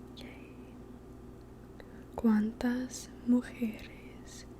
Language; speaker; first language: Spanish; non-native, learner; English